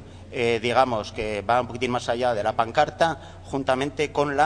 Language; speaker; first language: Spanish; native; Spanish